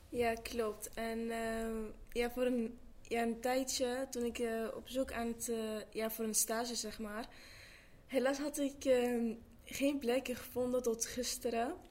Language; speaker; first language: Dutch; early bilingual, other home language; Arabic